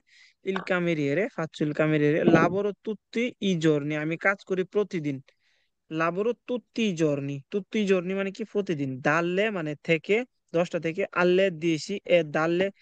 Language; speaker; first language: Italian; non-native, fluent; Bangla